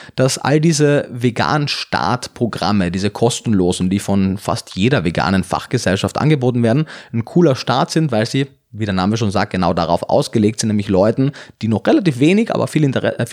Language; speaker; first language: German; native; German